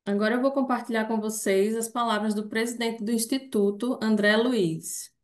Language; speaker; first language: Portuguese; native; Portuguese